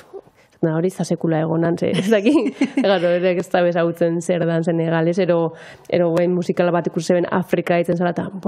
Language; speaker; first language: Basque; native; Basque